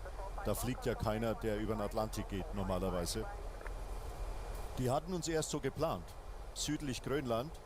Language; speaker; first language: German; native; German